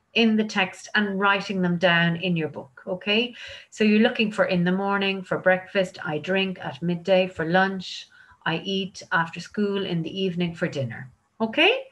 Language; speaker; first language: English; native; English